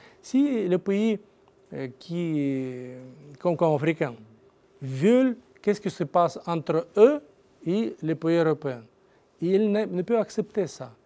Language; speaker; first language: French; non-native, learner; Russian